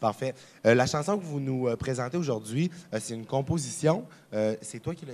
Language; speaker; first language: French; native; French